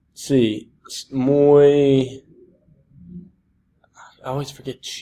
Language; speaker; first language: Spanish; non-native, learner; English